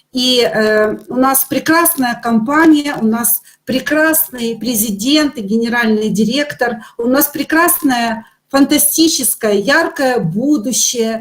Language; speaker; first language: Russian; native; Russian